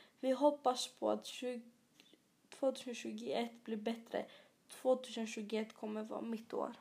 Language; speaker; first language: Swedish; early bilingual, other home language; Greek